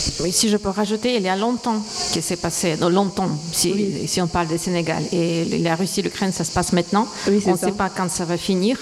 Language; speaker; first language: French; non-native, fluent; Ukrainian